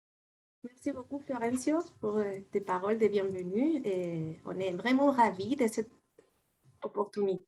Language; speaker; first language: French; non-native, fluent; Spanish